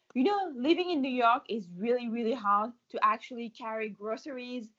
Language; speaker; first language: English; non-native, fluent; French